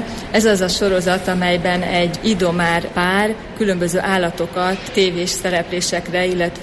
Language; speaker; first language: Hungarian; native; Hungarian